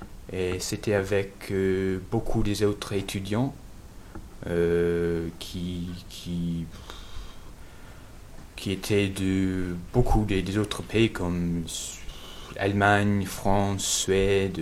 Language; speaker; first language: French; non-native, learner; English